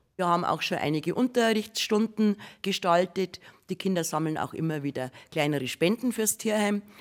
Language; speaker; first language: German; native; German